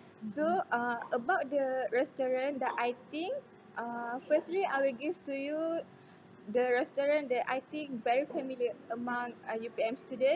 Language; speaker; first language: English; non-native, local second language; Malay